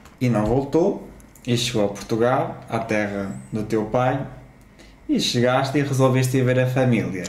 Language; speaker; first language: Portuguese; native; Portuguese